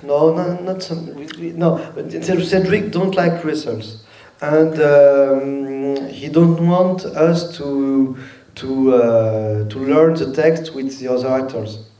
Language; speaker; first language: English; non-native, learner; French